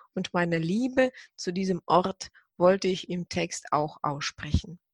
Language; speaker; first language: German; non-native, fluent; Tatar